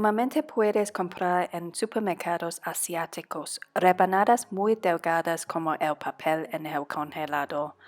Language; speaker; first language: Spanish; non-native, fluent; Cantonese